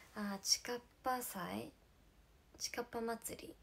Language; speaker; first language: Japanese; native; Japanese